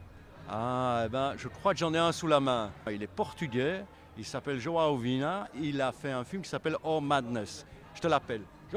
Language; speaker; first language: French; native; French